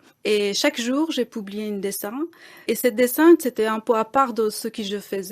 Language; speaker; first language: French; non-native, fluent; Persian